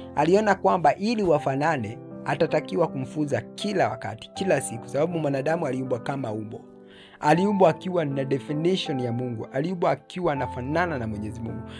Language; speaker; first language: Swahili; non-native, local second language; Kikuyu